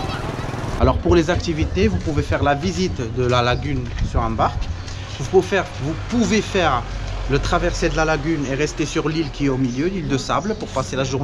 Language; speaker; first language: French; native; French